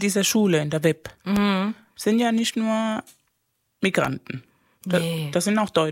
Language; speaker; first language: German; non-native, fluent; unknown